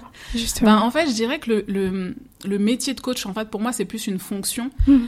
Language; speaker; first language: French; native; French